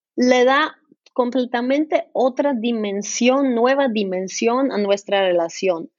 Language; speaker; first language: Spanish; non-native, fluent; Polish